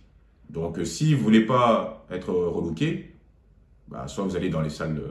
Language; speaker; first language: French; native; French